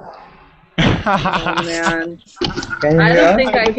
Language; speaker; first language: English; native; English